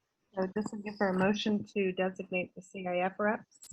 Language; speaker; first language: English; native; English